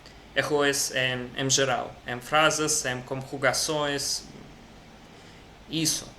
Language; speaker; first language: Portuguese; non-native, learner; Russian